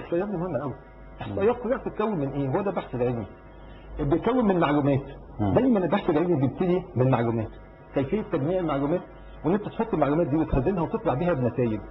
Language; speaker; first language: Arabic; native; Arabic